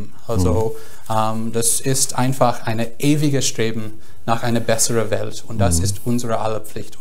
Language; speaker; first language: German; non-native, fluent; English